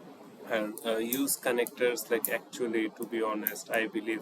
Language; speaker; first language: English; non-native, fluent; Bangla